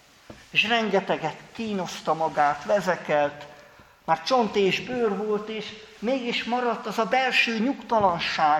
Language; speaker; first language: Hungarian; native; Hungarian